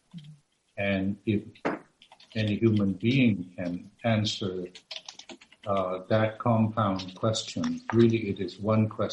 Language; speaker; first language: English; non-native, local second language; Cantonese